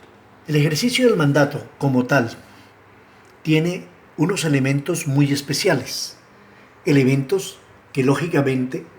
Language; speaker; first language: Spanish; native; Spanish